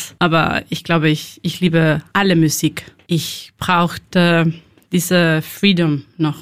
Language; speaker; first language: German; non-native, learner; Spanish